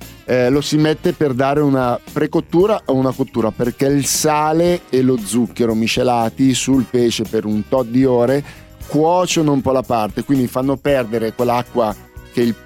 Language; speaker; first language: Italian; native; Italian